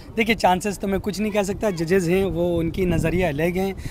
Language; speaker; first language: Hindi; native; Hindi